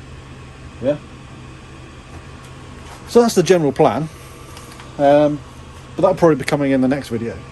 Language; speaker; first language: English; native; English